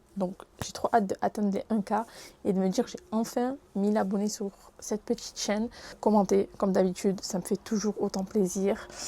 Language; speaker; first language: French; native; French